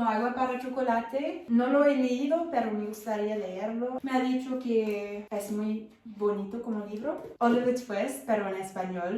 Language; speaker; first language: Spanish; non-native, fluent; English